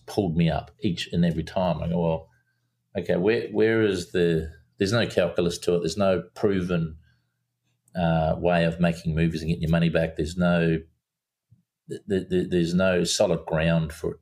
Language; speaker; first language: English; native; English